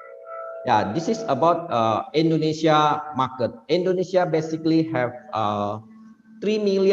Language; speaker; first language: English; non-native, fluent; Indonesian